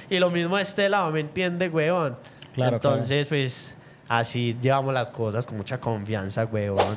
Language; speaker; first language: Spanish; native; Spanish